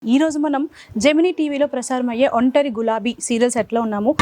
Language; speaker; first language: Telugu; native; Telugu